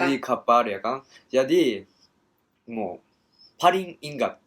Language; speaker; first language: Indonesian; non-native, learner; Japanese